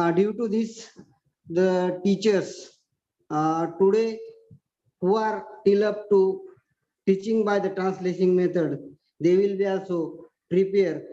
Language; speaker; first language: English; non-native, local second language; Marathi